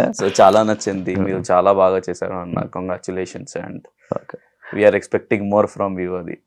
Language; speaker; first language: Telugu; non-native, learner; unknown